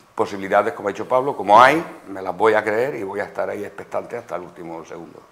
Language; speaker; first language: Spanish; native; Spanish